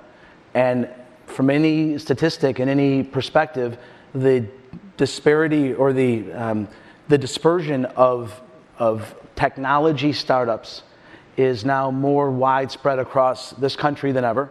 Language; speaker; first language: English; native; English